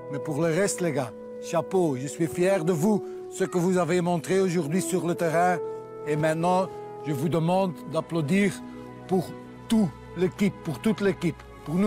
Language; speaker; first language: French; non-native, local second language; Dutch